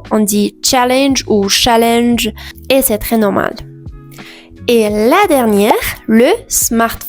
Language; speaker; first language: French; non-native, fluent; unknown